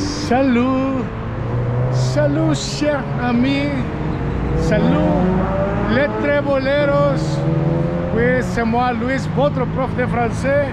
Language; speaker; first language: French; non-native, fluent; Spanish